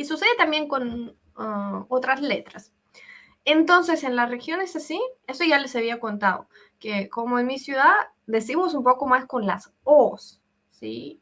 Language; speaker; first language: Spanish; non-native, fluent; Russian